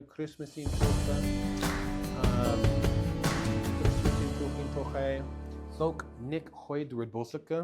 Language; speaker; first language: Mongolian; non-native, learner; English